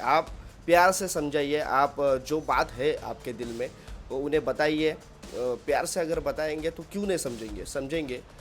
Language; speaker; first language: Hindi; non-native, local second language; Marathi